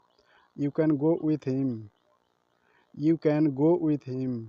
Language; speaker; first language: English; non-native, learner; Odia